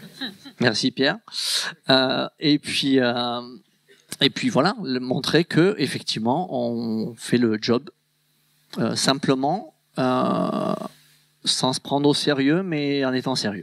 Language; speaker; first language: French; native; French